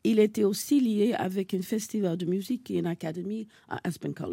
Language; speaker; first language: French; non-native, fluent; English